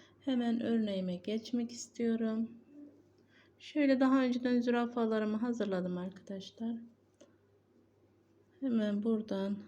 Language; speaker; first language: Turkish; native; Turkish